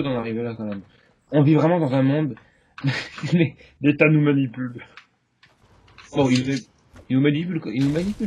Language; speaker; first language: French; native; French